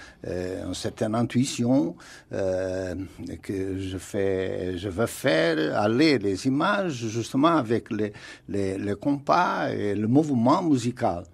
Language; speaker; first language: French; non-native, fluent; Portuguese